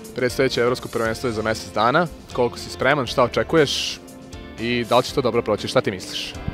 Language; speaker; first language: Serbian; non-native, local second language; Rusyn